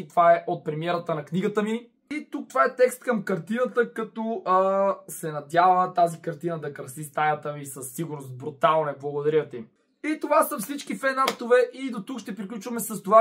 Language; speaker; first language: Bulgarian; native; Bulgarian